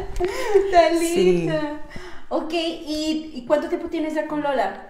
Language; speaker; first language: Spanish; native; Spanish